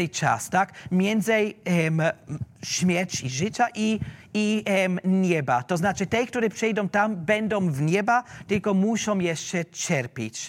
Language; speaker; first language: Polish; non-native, learner; German